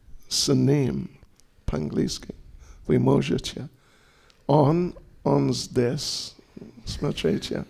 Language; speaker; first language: Russian; non-native, learner; English